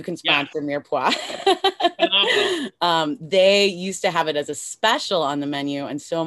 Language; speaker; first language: English; native; English